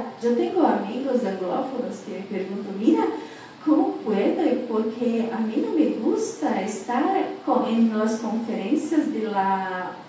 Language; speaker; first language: Spanish; non-native, fluent; Portuguese